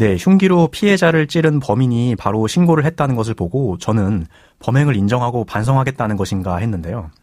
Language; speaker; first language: Korean; native; Korean